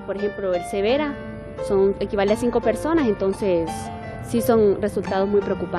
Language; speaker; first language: Spanish; native; Spanish